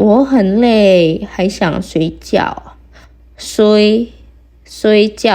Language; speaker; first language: Chinese; non-native, fluent; Indonesian